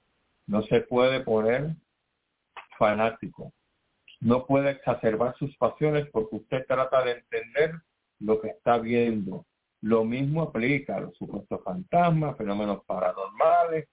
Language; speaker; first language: Spanish; native; Spanish